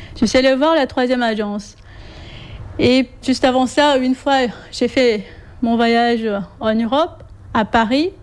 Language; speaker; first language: French; non-native, fluent; Korean